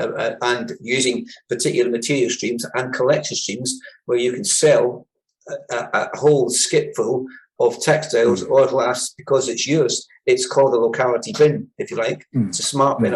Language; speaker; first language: English; native; English